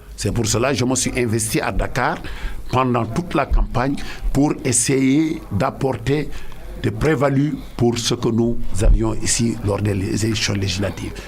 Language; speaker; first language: French; non-native, local second language; Wolof